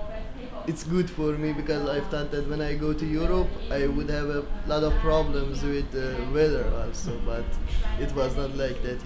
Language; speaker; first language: English; non-native, fluent; Persian